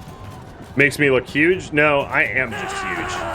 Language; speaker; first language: English; native; English